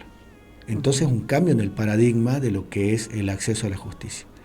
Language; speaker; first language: Spanish; native; Spanish